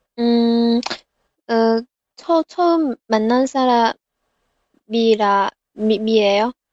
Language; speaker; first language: Korean; non-native, learner; Chinese